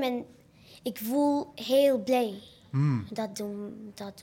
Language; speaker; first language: Dutch; non-native, learner; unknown